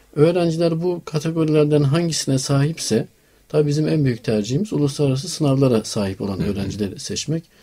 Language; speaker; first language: Turkish; native; Turkish